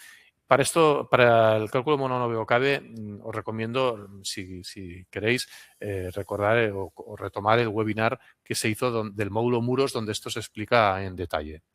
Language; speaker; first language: Spanish; non-native, local second language; Catalan